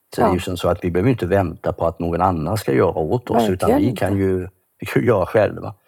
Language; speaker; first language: Swedish; native; Swedish